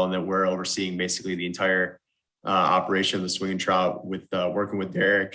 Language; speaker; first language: English; native; English